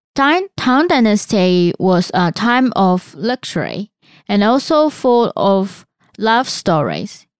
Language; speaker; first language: English; non-native, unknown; Chinese